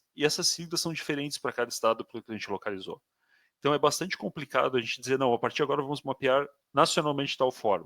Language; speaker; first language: Portuguese; native; Portuguese